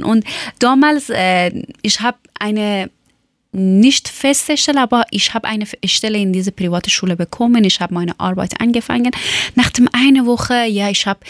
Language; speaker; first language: German; non-native, learner; Persian